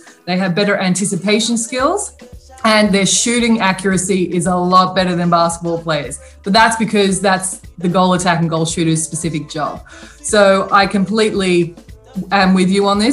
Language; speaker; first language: English; native; English